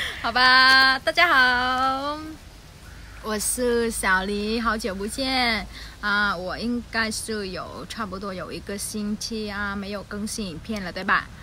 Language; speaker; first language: Chinese; non-native, fluent; Vietnamese